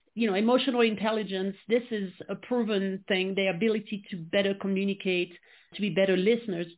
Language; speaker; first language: English; non-native, fluent; French